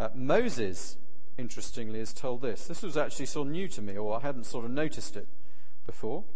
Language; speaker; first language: English; native; English